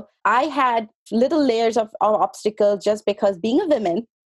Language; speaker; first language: English; non-native, local second language; Hindi